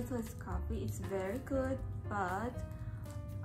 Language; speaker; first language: English; non-native, learner; Russian